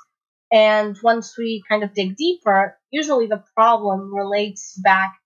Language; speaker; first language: English; non-native, fluent; Portuguese